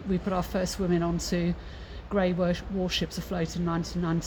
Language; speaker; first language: English; native; English